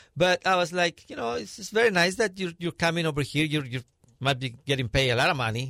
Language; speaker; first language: English; non-native, fluent; Spanish